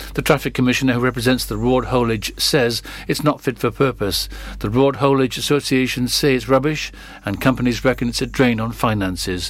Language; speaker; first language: English; native; English